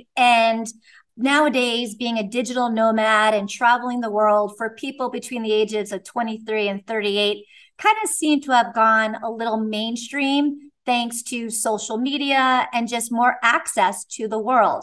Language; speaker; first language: English; native; English